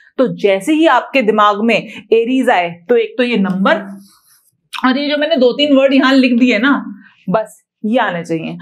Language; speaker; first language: Hindi; native; Hindi